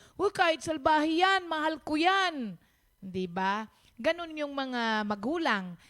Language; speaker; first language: Filipino; non-native, local second language; Pampanga